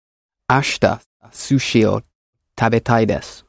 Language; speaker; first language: Japanese; non-native, learner; English